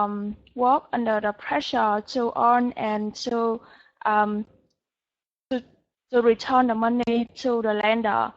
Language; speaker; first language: English; non-native, learner; Vietnamese